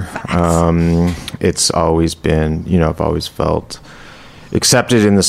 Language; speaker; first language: English; native; English